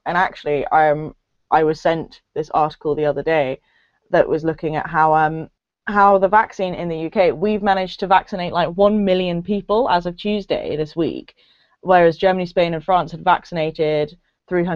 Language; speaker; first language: English; native; English